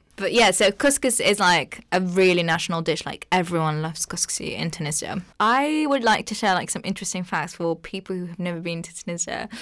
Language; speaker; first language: English; non-native, fluent; Arabic